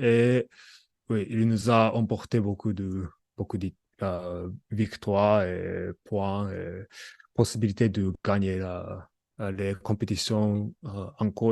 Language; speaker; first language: French; non-native, learner; Japanese